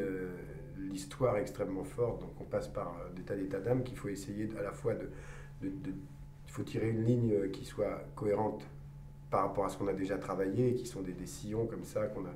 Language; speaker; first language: French; native; French